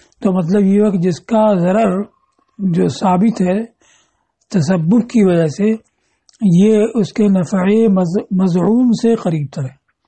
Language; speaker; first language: Urdu; native; Urdu